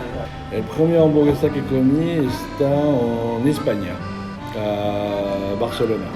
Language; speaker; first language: Spanish; non-native, learner; French